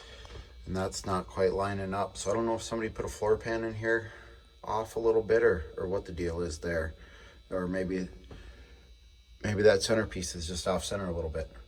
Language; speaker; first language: English; native; English